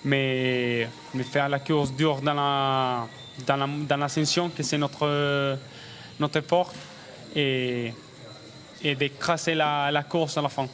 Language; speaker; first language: French; non-native, learner; Spanish